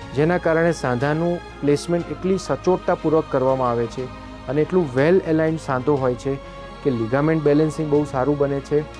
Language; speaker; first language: Gujarati; native; Gujarati